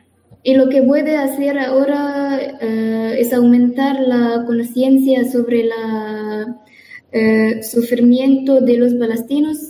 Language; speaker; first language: Spanish; non-native, learner; Arabic